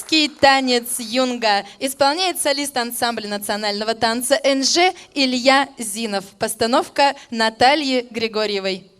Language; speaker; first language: Russian; native; Russian